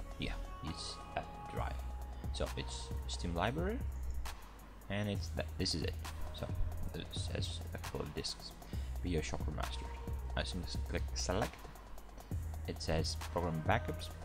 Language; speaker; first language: English; non-native, fluent; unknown